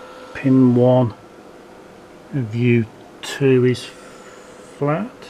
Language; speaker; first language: English; native; English